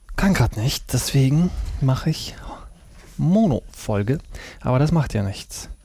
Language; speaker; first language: German; early bilingual, other home language; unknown